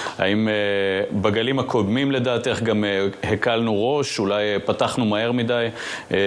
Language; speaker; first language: Hebrew; native; Hebrew